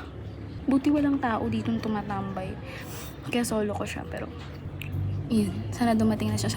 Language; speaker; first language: Filipino; native; Filipino